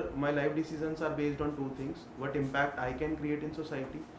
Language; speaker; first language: English; non-native, local second language; Hindi